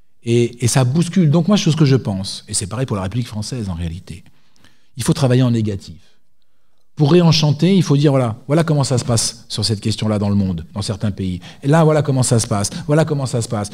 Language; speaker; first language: French; native; French